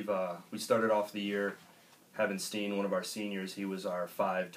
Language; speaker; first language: English; native; English